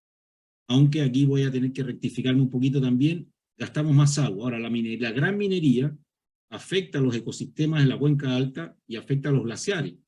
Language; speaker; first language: Spanish; native; Spanish